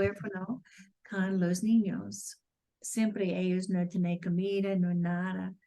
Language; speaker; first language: Spanish; non-native, learner; English